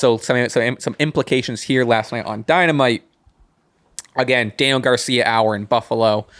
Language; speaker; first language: English; native; English